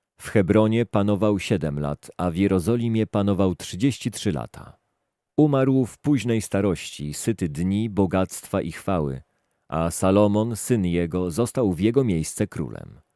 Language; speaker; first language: Polish; native; Polish